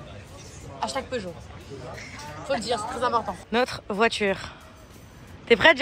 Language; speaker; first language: French; native; French